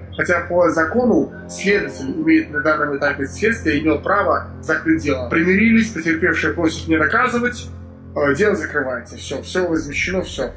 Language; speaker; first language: Russian; native; Russian